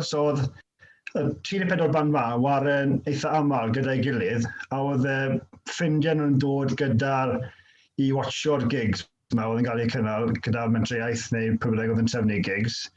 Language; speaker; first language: Welsh; native; Welsh